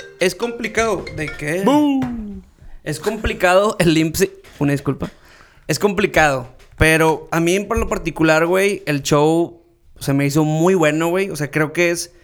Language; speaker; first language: Spanish; native; Spanish